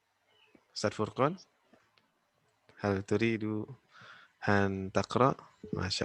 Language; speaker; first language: Arabic; non-native, fluent; Indonesian